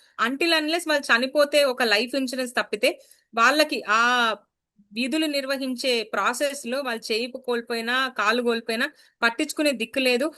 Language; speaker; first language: Telugu; native; Telugu